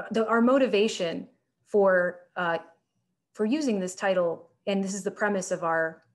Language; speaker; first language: English; native; English